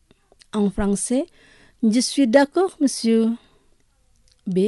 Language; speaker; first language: French; non-native, fluent; Indonesian